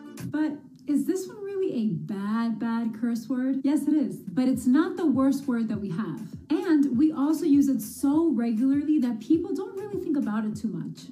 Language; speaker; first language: English; early bilingual, other home language; Spanish